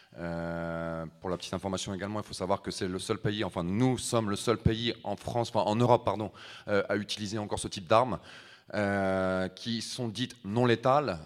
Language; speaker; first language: French; native; French